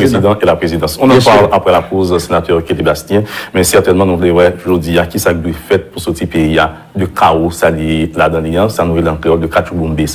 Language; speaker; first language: French; non-native, local second language; Haitian Creole